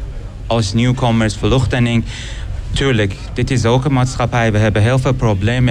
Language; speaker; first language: Dutch; non-native, learner; Persian